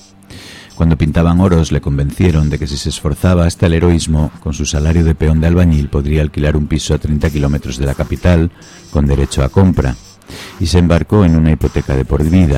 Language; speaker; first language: Spanish; native; Spanish